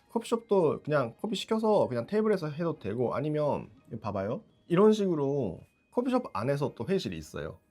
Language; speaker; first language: Korean; non-native, fluent; Japanese